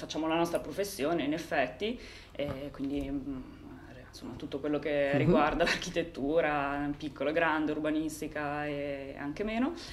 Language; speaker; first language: Italian; native; Italian